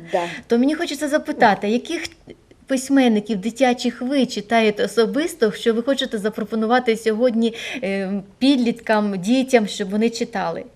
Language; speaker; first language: Ukrainian; native; Ukrainian